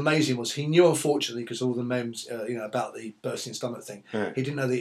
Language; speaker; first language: English; native; English